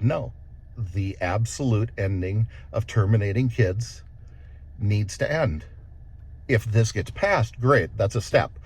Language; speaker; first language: English; native; English